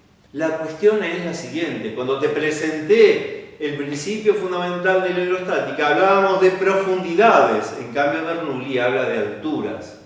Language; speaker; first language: Spanish; native; Spanish